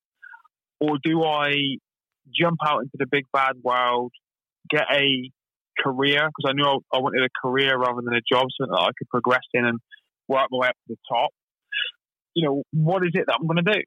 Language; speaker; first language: English; native; English